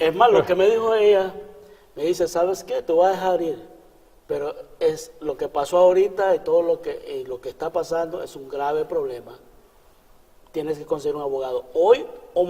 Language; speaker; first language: Spanish; native; Spanish